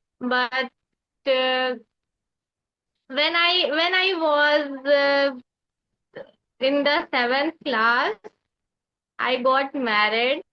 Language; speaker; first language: English; non-native, learner; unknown